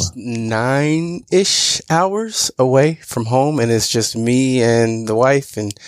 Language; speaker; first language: English; native; English